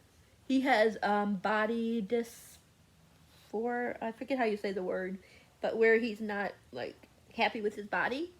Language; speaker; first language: English; native; English